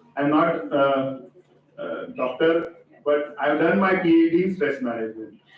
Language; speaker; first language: English; non-native, local second language; Marathi